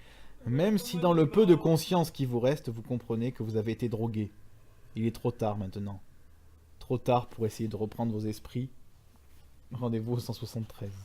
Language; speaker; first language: French; native; French